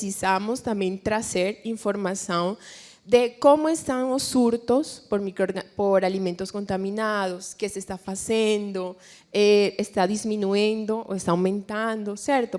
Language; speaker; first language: Portuguese; non-native, fluent; Spanish